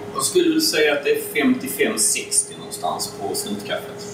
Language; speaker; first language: Swedish; native; Swedish